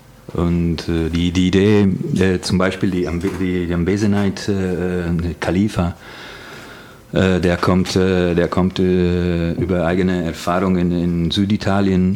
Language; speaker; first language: German; non-native, fluent; Italian